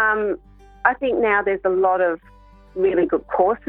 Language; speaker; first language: English; native; English